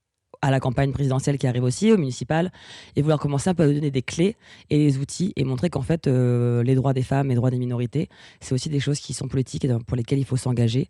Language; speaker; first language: French; native; French